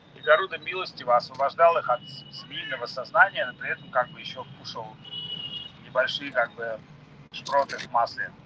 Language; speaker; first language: Russian; native; Russian